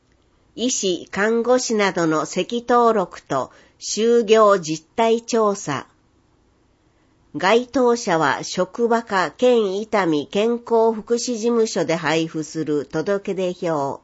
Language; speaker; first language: Japanese; native; Japanese